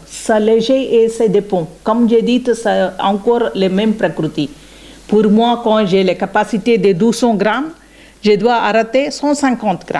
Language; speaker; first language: French; non-native, learner; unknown